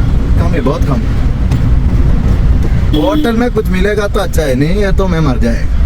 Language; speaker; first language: Hindi; non-native, local second language; Malayalam